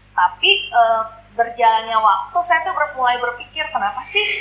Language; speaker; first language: Indonesian; native; Indonesian